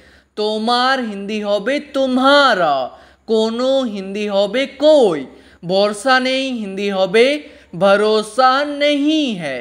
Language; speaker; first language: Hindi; non-native, fluent; Bangla